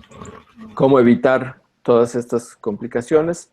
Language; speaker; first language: Spanish; native; Spanish